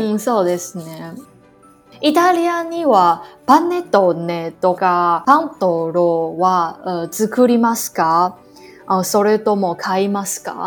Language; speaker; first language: Japanese; non-native, learner; Chinese